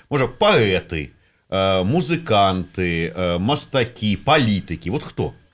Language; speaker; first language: Belarusian; native; Belarusian